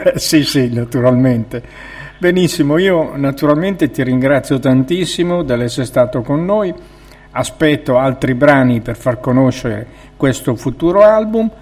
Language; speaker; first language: Italian; native; Italian